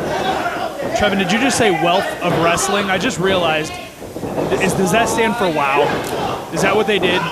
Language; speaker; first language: English; native; English